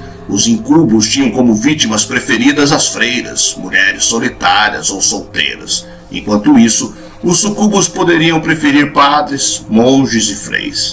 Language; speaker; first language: Portuguese; native; Portuguese